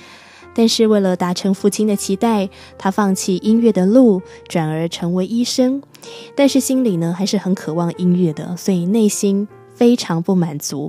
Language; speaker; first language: Chinese; native; Chinese